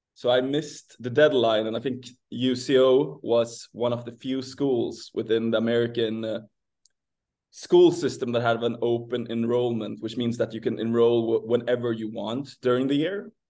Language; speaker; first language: English; non-native, fluent; Swedish